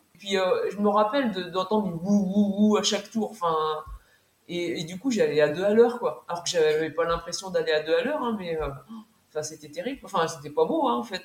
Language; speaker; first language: French; native; French